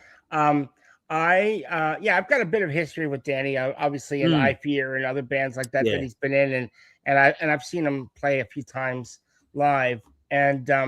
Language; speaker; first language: English; native; English